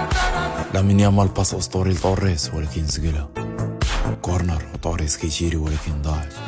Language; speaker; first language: Arabic; native; Arabic